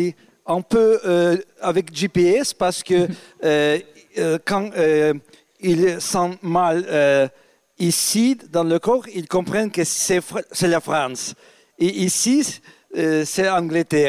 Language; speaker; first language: French; non-native, fluent; Russian